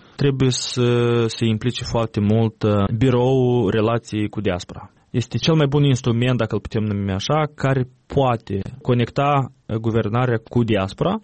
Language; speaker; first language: Romanian; native; Romanian